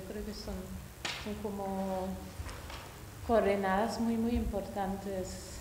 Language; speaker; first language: Spanish; non-native, fluent; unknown